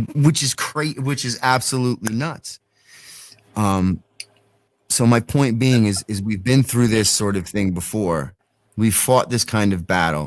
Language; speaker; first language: English; native; English